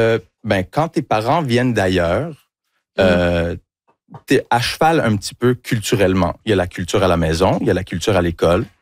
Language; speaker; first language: French; early bilingual, other home language; English